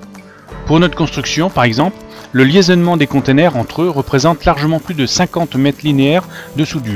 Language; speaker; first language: French; native; French